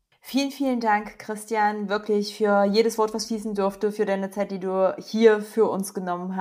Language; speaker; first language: German; native; German